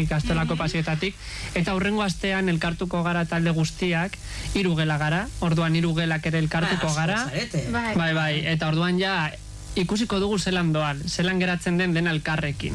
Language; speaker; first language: Basque; native; Basque